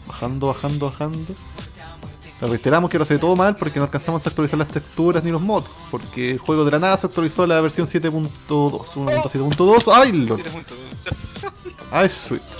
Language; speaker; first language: Spanish; native; Spanish